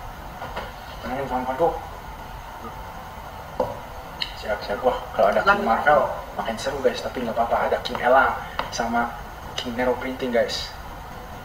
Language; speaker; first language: Indonesian; native; Indonesian